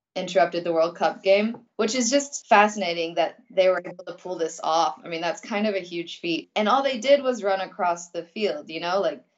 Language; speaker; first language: English; early bilingual, other home language; Russian